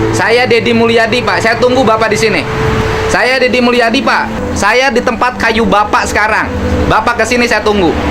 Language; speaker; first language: Indonesian; non-native, local second language; Sundanese